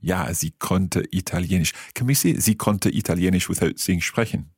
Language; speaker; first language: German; non-native, fluent; English